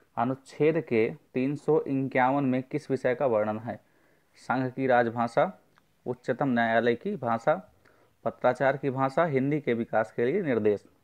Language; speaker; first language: Hindi; native; Hindi